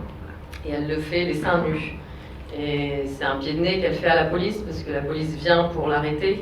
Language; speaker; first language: French; native; French